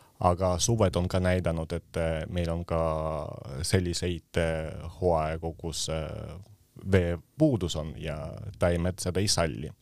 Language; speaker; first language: Estonian; non-native, local second language; Russian